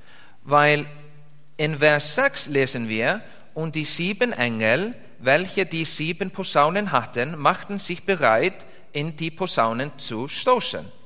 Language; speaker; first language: German; non-native, fluent; Icelandic